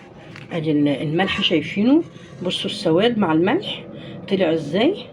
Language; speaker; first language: Arabic; native; Arabic